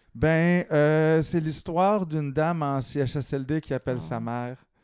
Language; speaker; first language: French; native; French